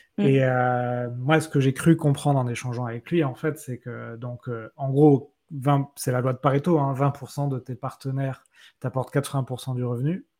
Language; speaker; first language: French; native; French